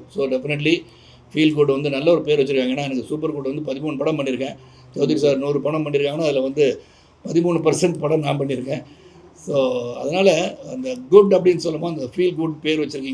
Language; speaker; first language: Tamil; native; Tamil